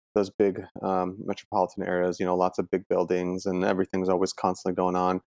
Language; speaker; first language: English; early bilingual, other home language; Italian